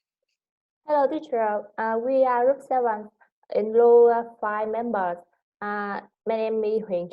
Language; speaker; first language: English; non-native, learner; Vietnamese